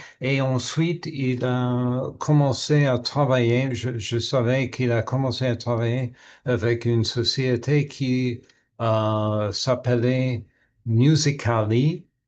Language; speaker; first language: French; non-native, learner; English